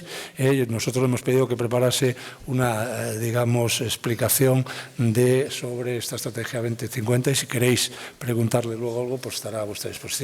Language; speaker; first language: Spanish; native; Spanish